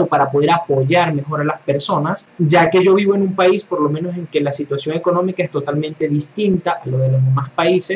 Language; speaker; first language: Spanish; native; Spanish